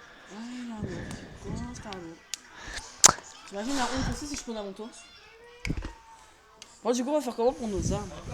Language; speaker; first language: French; native; French